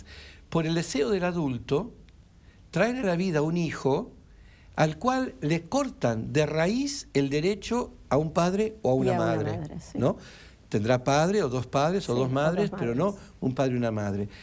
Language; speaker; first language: Spanish; native; Spanish